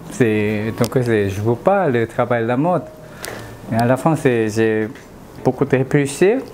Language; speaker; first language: French; non-native, learner; Korean